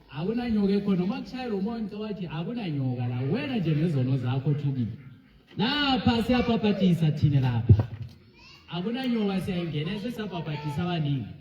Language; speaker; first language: Zulu; non-native, local second language; Swati